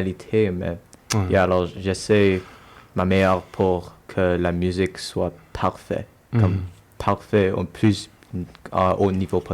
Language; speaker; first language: French; non-native, local second language; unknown